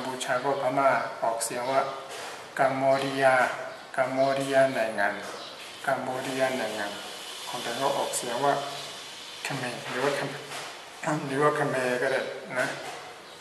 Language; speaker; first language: Thai; native; Thai